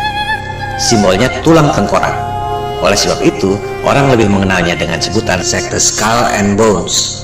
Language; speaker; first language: Indonesian; native; Indonesian